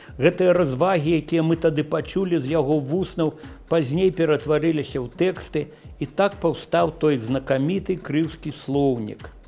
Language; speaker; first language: Belarusian; native; Belarusian